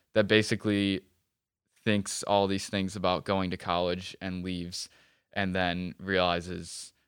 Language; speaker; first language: English; native; English